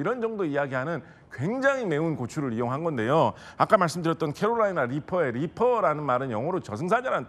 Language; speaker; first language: Korean; native; Korean